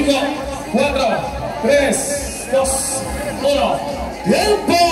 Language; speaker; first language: Spanish; native; Spanish